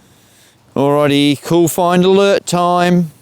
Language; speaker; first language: English; native; English